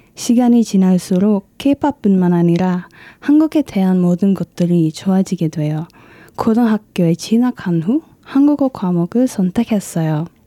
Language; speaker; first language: Korean; non-native, fluent; Indonesian